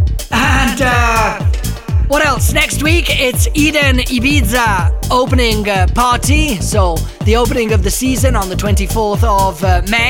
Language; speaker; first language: English; non-native, fluent; Italian